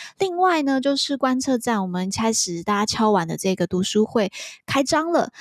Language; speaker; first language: Chinese; native; Chinese